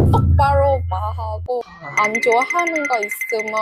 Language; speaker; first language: Korean; non-native, learner; Vietnamese